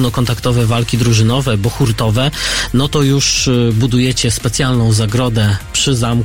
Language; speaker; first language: Polish; native; Polish